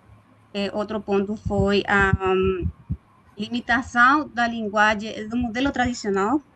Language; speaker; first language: Portuguese; non-native, fluent; Spanish